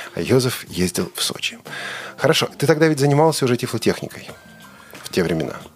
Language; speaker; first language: Russian; native; Russian